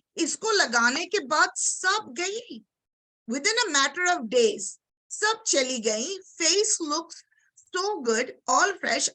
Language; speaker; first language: Hindi; non-native, local second language; Bangla